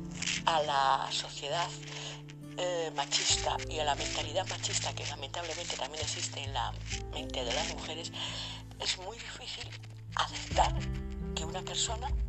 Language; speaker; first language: Spanish; native; Spanish